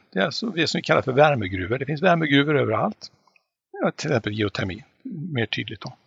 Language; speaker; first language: Swedish; native; Swedish